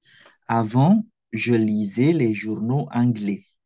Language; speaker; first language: French; non-native, fluent; Indonesian